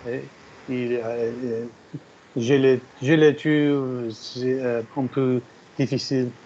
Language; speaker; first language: French; non-native, learner; English